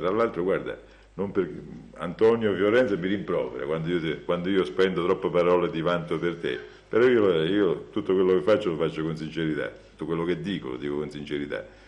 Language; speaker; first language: Italian; native; Italian